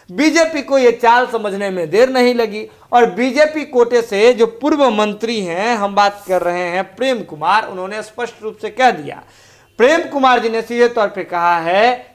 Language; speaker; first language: Hindi; native; Hindi